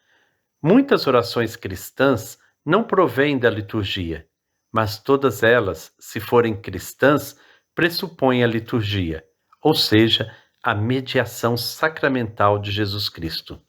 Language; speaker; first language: Portuguese; native; Portuguese